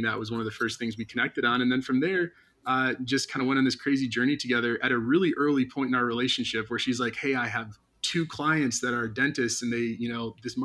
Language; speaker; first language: English; native; English